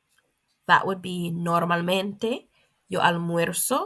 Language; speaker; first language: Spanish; non-native, fluent; English